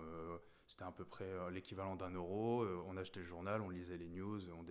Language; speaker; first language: French; native; French